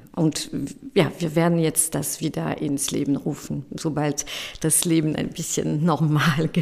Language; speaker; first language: German; non-native, fluent; French